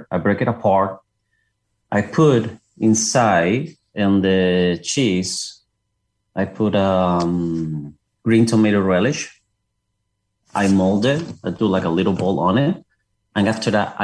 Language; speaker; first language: English; non-native, fluent; Spanish